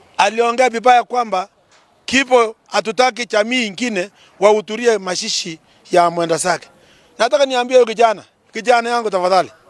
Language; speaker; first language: Swahili; non-native, local second language; Kalenjin